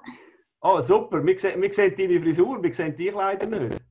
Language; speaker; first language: German; native; German